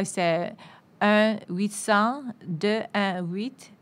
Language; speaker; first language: French; non-native, fluent; English